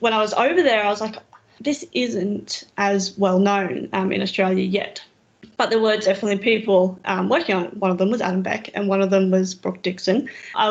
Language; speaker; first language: English; native; English